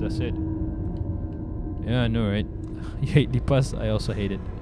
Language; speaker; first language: English; non-native, local second language; Malay